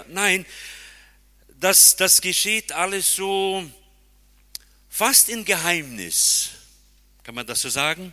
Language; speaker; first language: German; early bilingual, heritage; German